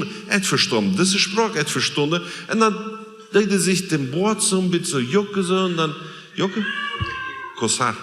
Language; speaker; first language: German; non-native, learner; Plautdietsch